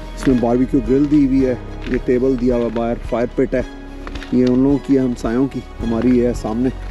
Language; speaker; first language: Urdu; non-native, local second language; Punjabi